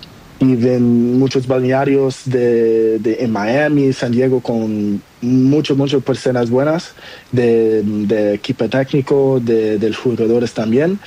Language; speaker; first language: Spanish; non-native, learner; Portuguese